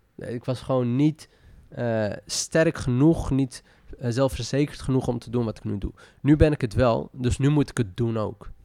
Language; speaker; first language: Dutch; early bilingual, other home language; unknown